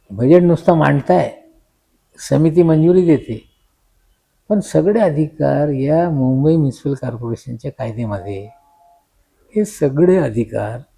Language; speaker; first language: Marathi; non-native, local second language; Urdu